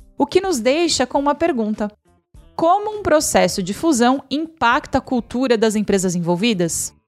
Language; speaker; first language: Portuguese; native; Portuguese